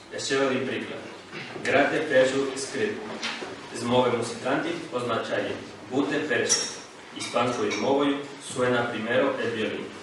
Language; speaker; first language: Ukrainian; non-native, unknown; Spanish